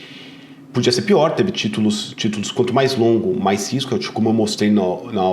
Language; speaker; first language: Portuguese; native; Portuguese